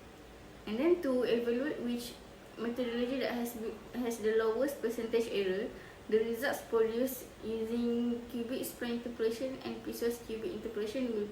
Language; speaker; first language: English; non-native, local second language; Malay